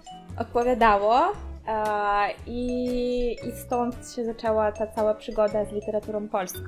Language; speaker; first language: Polish; non-native, fluent; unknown